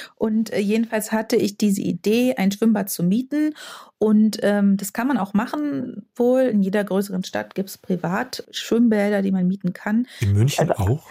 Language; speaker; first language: German; native; German